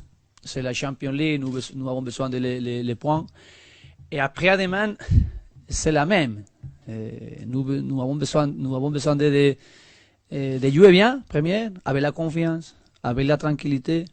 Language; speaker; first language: French; non-native, learner; Spanish